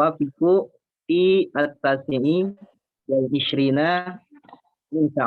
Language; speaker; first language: Arabic; non-native, learner; Indonesian